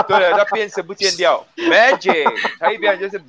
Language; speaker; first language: Chinese; native; Chinese